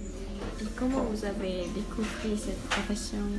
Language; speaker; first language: French; non-native, learner; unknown